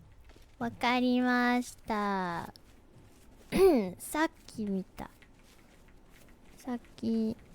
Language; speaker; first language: Japanese; non-native, learner; English